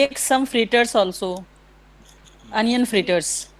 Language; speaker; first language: English; non-native, learner; Hindi